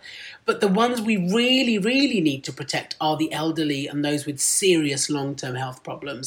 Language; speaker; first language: English; non-native, local second language; Punjabi